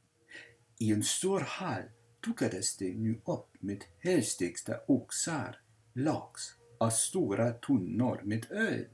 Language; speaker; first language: Swedish; non-native, fluent; English